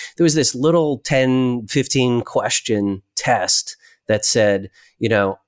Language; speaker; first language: English; native; English